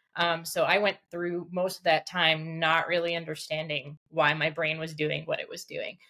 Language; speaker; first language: English; early bilingual, other home language; Russian